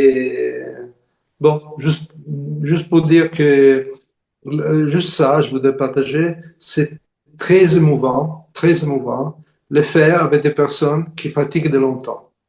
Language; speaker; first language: French; non-native, fluent; Italian